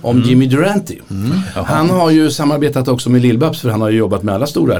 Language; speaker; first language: Swedish; native; Swedish